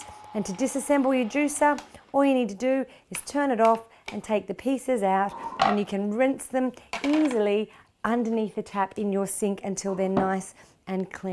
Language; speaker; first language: English; native; English